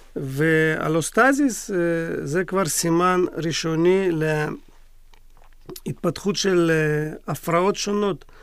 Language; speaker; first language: Hebrew; non-native, fluent; Russian